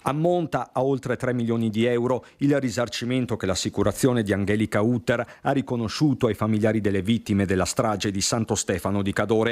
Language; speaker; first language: Italian; native; Italian